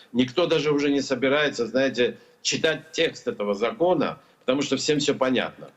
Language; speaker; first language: Russian; non-native, local second language; Georgian